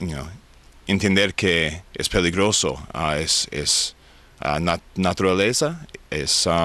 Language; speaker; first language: Spanish; non-native, learner; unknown